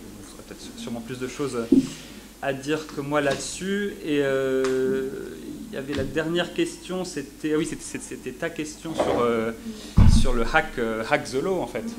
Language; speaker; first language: French; native; French